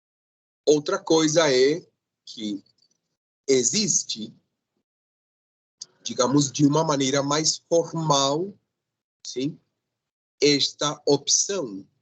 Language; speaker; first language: Portuguese; non-native, fluent; Spanish